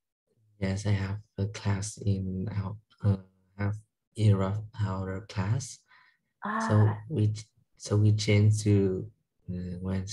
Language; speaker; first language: English; non-native, learner; Vietnamese